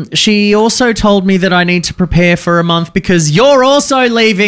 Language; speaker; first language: English; native; English